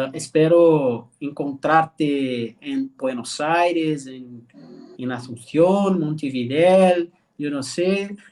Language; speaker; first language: Spanish; non-native, learner; Portuguese